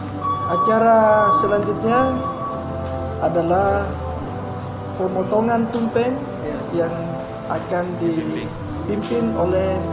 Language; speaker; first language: Indonesian; native; Indonesian